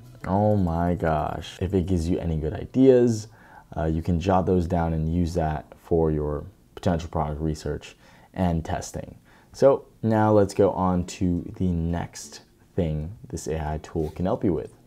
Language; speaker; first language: English; native; English